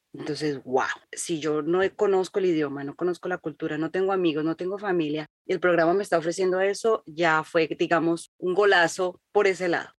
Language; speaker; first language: Spanish; native; Spanish